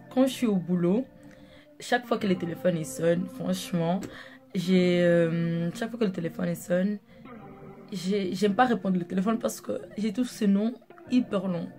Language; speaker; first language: French; non-native, local second language; Portuguese